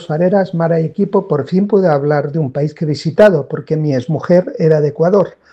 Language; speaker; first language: Spanish; native; Spanish